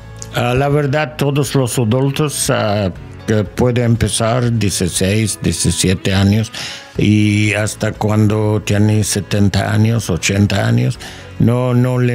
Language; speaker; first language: Spanish; non-native, learner; English